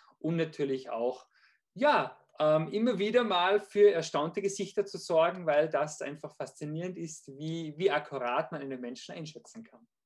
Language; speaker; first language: German; native; German